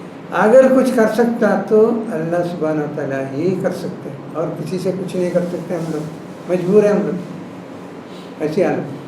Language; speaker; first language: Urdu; non-native, local second language; Malayalam